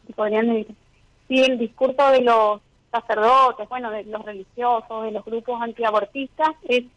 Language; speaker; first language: Spanish; native; Spanish